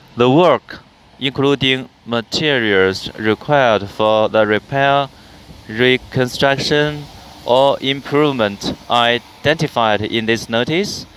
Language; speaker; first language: English; non-native, fluent; Chinese